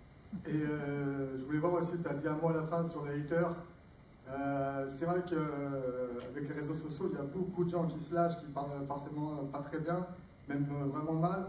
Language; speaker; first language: French; native; French